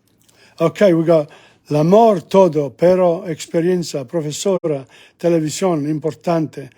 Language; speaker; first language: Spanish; non-native, learner; English